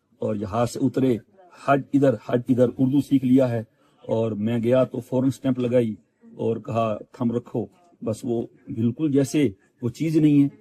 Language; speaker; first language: Urdu; native; Urdu